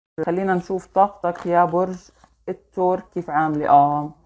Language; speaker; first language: Arabic; native; Arabic